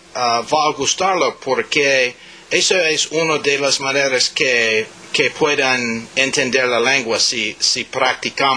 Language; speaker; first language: Spanish; non-native, learner; English